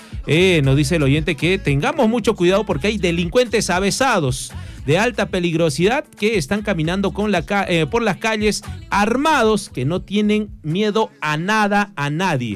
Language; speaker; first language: Spanish; native; Spanish